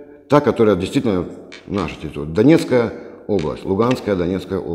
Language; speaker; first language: Russian; native; Russian